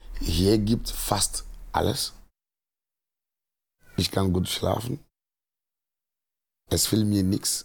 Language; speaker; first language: German; non-native, learner; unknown